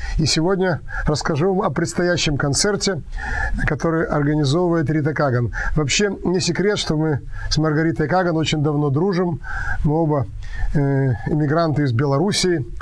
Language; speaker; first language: Russian; native; Russian